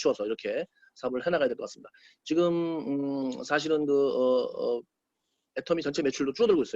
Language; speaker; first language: Korean; native; Korean